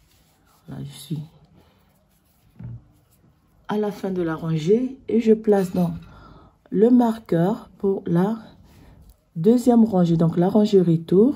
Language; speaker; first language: French; native; French